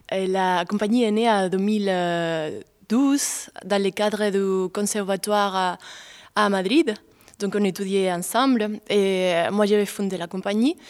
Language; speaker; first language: French; non-native, fluent; Spanish